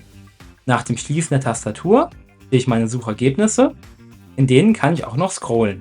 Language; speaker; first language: German; native; German